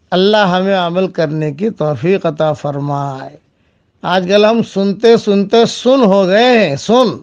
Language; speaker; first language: Urdu; non-native, local second language; Gujarati